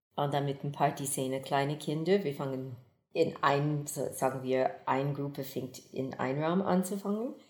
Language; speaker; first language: German; non-native, fluent; English